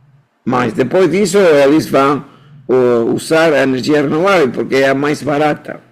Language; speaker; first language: Portuguese; non-native, fluent; Spanish